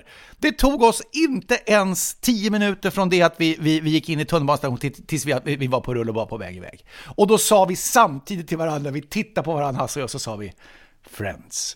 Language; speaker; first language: Swedish; native; Swedish